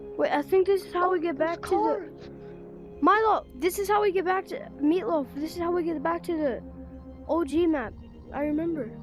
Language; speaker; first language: English; native; English